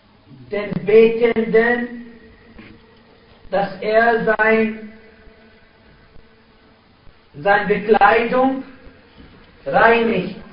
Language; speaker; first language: German; non-native, fluent; Arabic